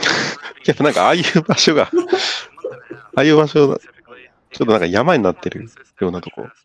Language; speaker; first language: Japanese; native; Japanese